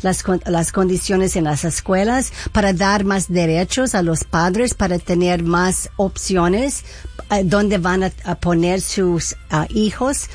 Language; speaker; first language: Spanish; early bilingual, heritage; Spanish